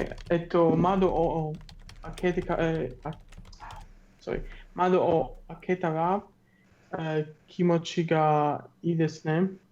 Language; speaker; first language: Japanese; non-native, learner; German